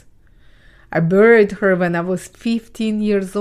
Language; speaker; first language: English; non-native, fluent; Ukrainian